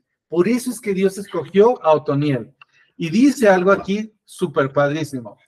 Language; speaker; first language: Spanish; native; Spanish